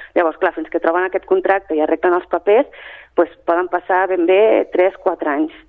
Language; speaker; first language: Catalan; native; Catalan